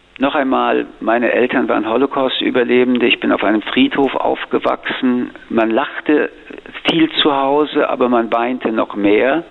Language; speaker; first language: German; early bilingual, other home language; French